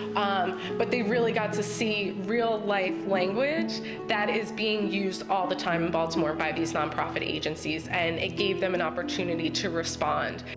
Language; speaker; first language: English; native; English